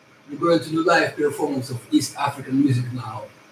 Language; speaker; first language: English; non-native, fluent; Russian